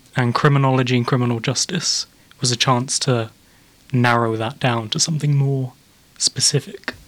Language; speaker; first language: English; native; English